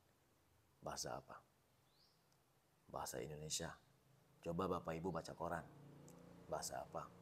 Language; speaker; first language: Indonesian; non-native, local second language; Achinese